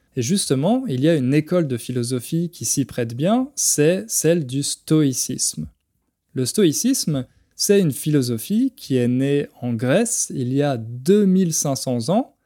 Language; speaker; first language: French; native; French